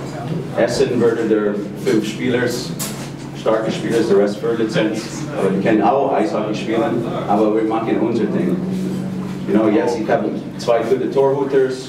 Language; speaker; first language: German; non-native, fluent; English